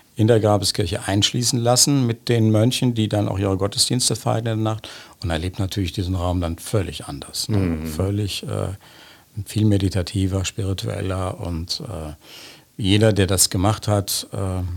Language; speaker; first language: German; native; German